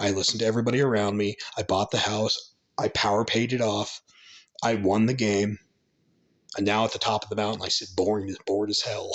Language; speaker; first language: English; native; English